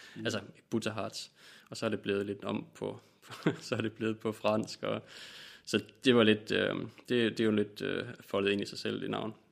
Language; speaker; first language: Danish; native; Danish